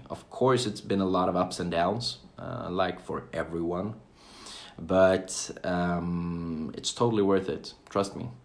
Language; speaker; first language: English; non-native, fluent; Swedish